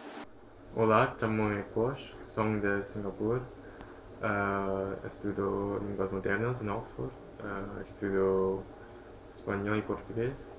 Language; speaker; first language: Spanish; non-native, fluent; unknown